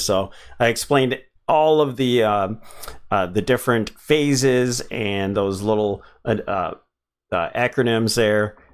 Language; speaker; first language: English; native; English